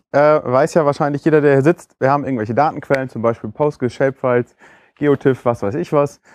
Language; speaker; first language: German; native; German